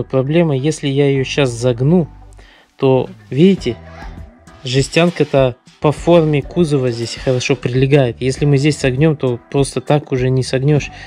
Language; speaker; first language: Russian; early bilingual, heritage; Russian